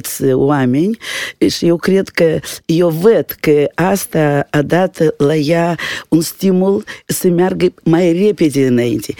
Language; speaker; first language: Romanian; non-native, local second language; Russian